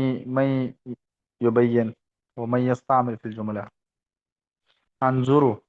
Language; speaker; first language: Arabic; non-native, fluent; Urdu